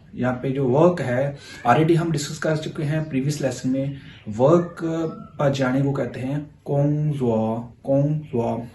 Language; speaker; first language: Urdu; native; Urdu